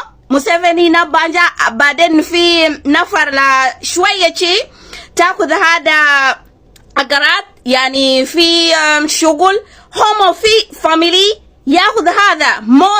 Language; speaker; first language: Arabic; non-native, learner; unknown